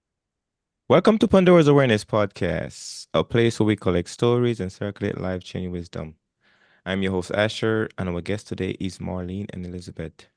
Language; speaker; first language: English; non-native, fluent; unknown